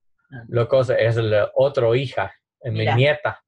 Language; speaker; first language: Spanish; non-native, learner; English